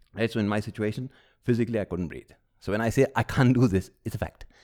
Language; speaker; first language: English; early bilingual, other home language; Malayalam